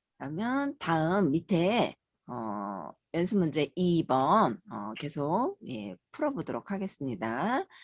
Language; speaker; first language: Korean; native; Korean